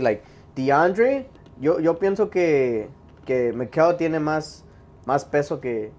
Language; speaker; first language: Spanish; early bilingual, heritage; Spanish